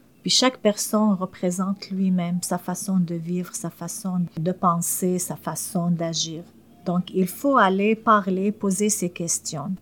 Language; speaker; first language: French; non-native, fluent; Arabic